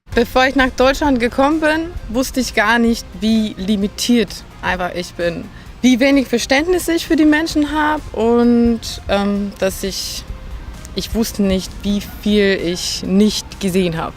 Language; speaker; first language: German; non-native, fluent; Macedonian